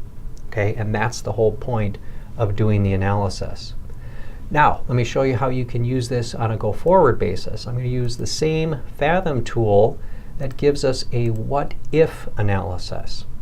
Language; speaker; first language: English; native; English